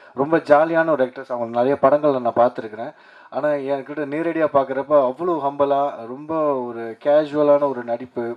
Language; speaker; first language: Tamil; early bilingual, heritage; Tamil